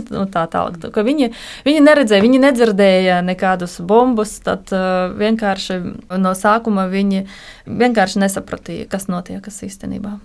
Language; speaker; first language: Latvian; non-native, local second language; Russian